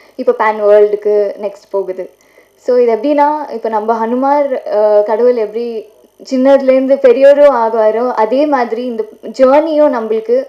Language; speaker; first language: Tamil; non-native, fluent; Telugu